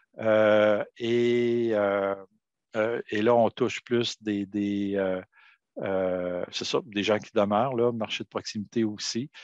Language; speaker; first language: French; native; French